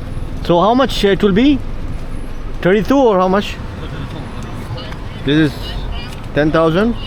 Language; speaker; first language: English; non-native, local second language; Urdu